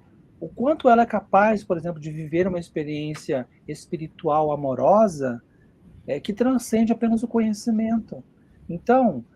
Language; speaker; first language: Portuguese; native; Portuguese